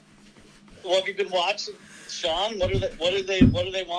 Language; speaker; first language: English; native; English